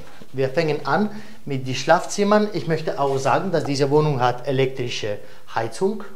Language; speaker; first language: German; non-native, fluent; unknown